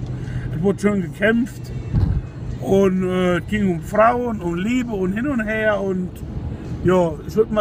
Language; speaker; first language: German; native; German